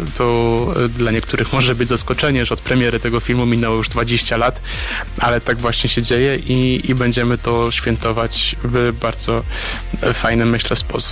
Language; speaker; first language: Polish; native; Polish